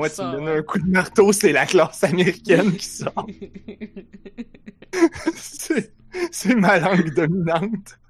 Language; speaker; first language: French; native; French